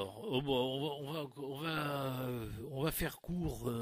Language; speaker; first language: French; native; French